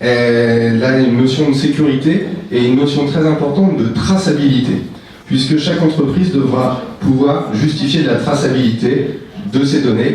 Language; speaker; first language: French; native; French